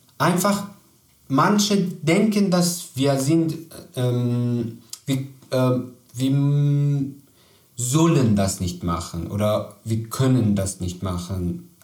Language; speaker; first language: German; non-native, learner; Persian